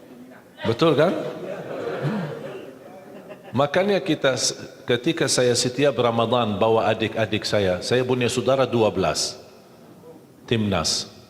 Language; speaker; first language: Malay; non-native, fluent; Arabic